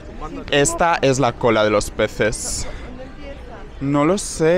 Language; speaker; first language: Spanish; native; Spanish